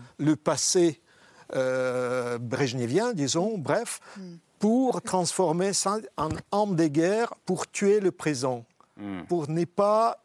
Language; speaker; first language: French; non-native, fluent; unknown